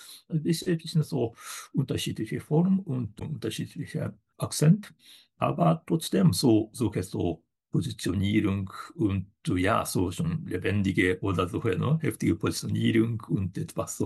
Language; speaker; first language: German; non-native, fluent; Japanese